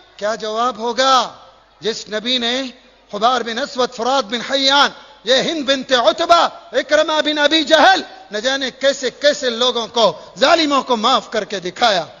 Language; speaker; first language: Urdu; native; Urdu